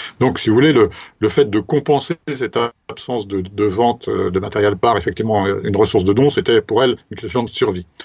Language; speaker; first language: French; native; French